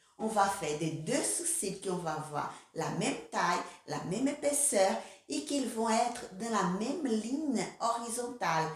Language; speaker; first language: French; non-native, fluent; Portuguese